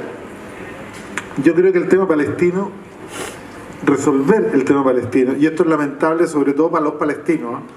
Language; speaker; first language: Spanish; native; Spanish